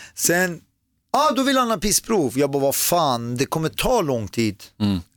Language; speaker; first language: Swedish; early bilingual, other home language; Persian